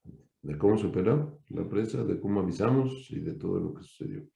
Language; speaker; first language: Spanish; native; Spanish